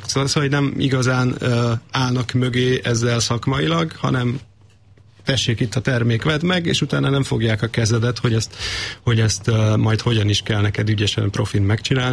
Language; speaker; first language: Hungarian; native; Hungarian